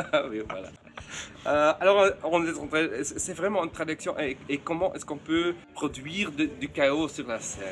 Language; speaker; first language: French; non-native, fluent; Dutch